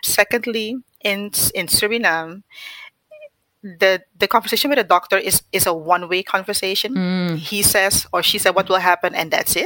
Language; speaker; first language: English; non-native, fluent; Dutch